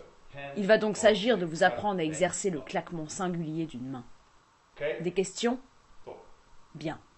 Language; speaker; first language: French; native; French